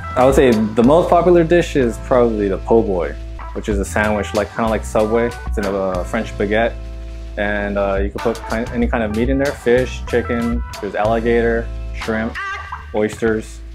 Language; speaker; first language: English; native; English